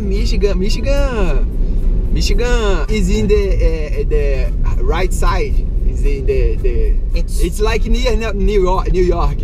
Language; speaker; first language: English; non-native, learner; Portuguese